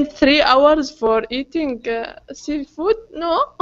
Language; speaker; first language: English; non-native, learner; Arabic